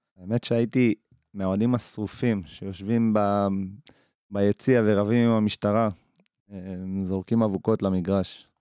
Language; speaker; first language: Hebrew; early bilingual, other home language; English